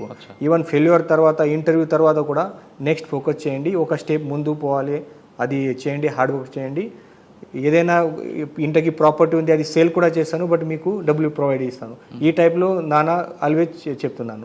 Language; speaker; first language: Telugu; non-native, learner; Marathi